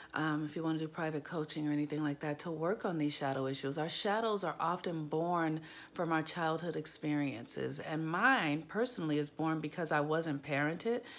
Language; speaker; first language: English; native; English